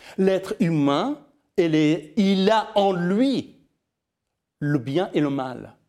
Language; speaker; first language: French; non-native, fluent; Persian